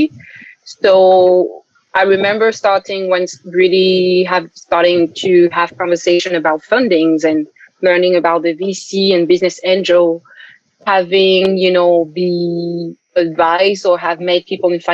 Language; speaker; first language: English; non-native, local second language; French